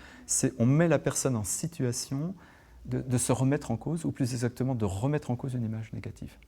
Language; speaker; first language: French; native; French